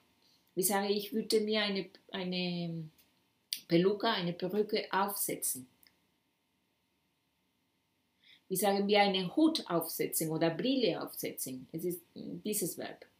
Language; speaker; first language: German; non-native, fluent; Spanish